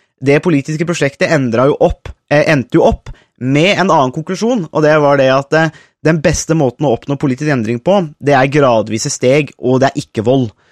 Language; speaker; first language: Norwegian; native; Norwegian